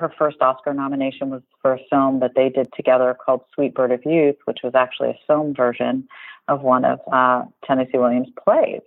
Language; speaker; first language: English; native; English